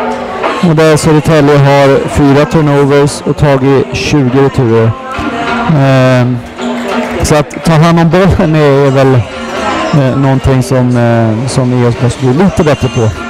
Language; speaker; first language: Swedish; native; Swedish